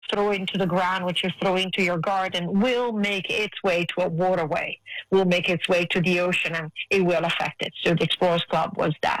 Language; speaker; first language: English; non-native, fluent; Italian